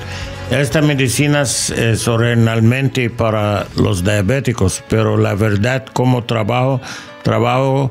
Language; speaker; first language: Spanish; non-native, learner; English